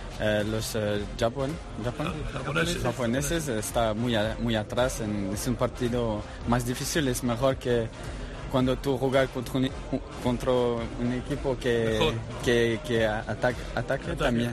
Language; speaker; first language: Spanish; non-native, learner; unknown